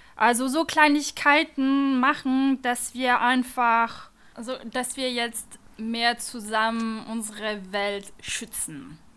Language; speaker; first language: German; non-native, fluent; French